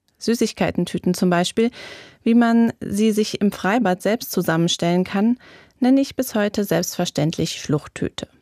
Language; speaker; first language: German; native; German